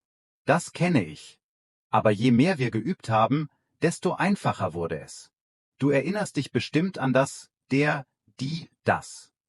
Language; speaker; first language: German; non-native, fluent; Vietnamese